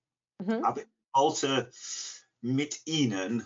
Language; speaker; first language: German; non-native, fluent; English